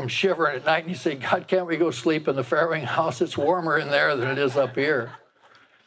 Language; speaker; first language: English; native; English